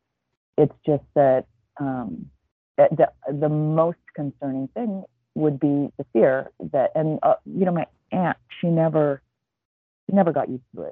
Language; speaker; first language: English; native; English